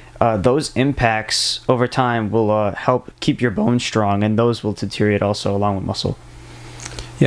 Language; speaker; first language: English; native; English